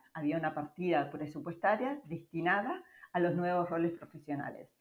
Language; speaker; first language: Spanish; native; Spanish